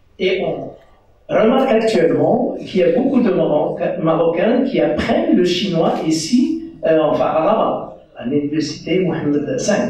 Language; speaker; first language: French; non-native, local second language; Central Atlas Tamazight